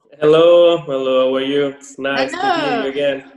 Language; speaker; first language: English; non-native, fluent; Italian